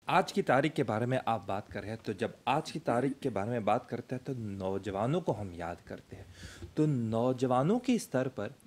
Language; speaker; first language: Hindi; early bilingual, heritage; Hindi